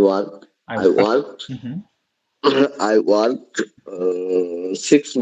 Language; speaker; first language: English; non-native, learner; Bangla